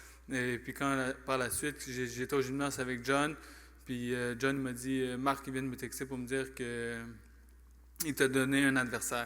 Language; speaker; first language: French; native; French